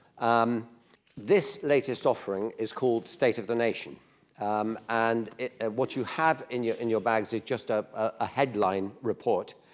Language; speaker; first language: English; native; English